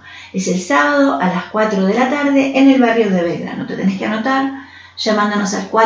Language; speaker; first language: Spanish; native; Spanish